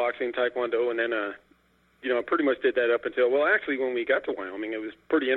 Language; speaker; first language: English; native; English